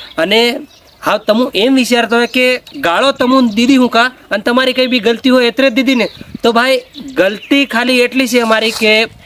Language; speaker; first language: Gujarati; non-native, local second language; Bhili